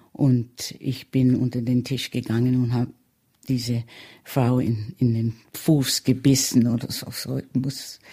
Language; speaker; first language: German; early bilingual, heritage; German